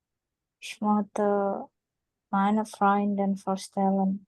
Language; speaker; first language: German; non-native, learner; Indonesian